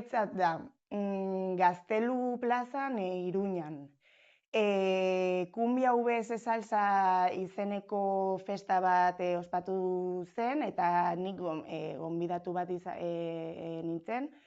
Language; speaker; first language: Basque; non-native, local second language; Spanish